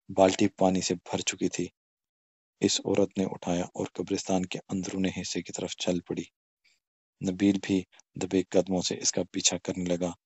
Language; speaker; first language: Urdu; non-native, local second language; Pashto